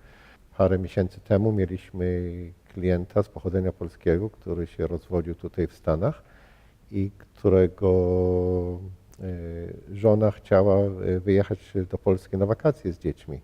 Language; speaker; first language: Polish; early bilingual, heritage; Polish